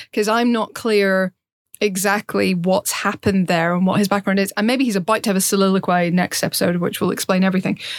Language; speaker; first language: English; native; English